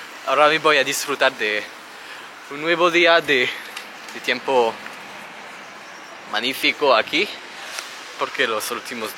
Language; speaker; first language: Spanish; non-native, learner; French